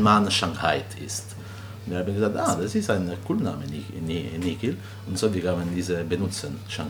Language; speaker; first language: German; non-native, learner; Italian